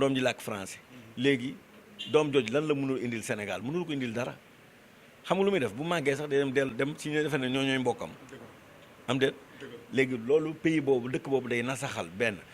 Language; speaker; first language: Wolof; non-native, local second language; Fula